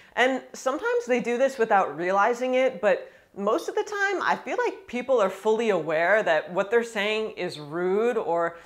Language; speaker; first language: English; native; English